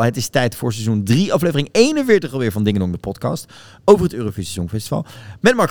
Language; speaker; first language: Dutch; native; Dutch